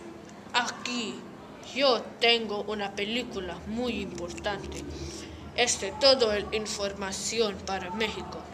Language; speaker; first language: Spanish; non-native, learner; English